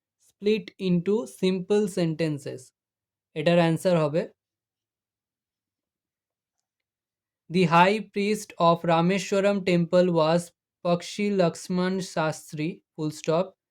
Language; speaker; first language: English; non-native, local second language; Bangla